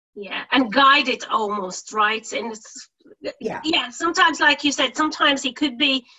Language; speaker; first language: English; non-native, fluent; Bulgarian